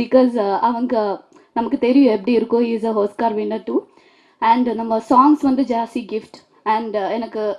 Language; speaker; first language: Tamil; non-native, learner; Malayalam